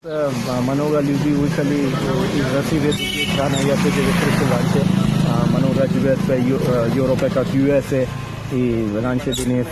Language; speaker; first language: Russian; non-native, learner; Hindi